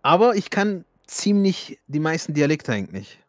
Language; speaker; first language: German; early bilingual, other home language; Turkish